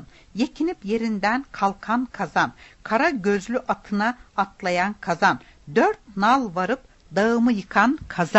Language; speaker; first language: Turkish; native; Turkish